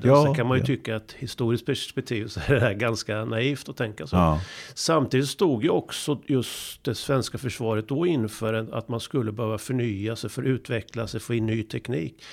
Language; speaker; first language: Swedish; native; Swedish